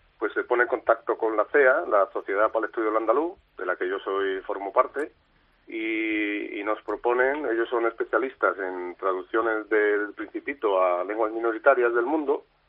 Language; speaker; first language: Spanish; native; Spanish